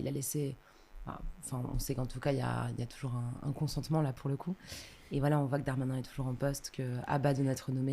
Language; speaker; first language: French; native; French